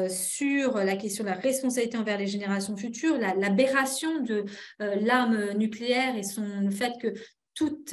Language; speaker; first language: French; native; French